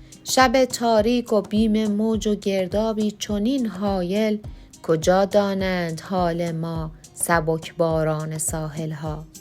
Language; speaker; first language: Persian; native; Persian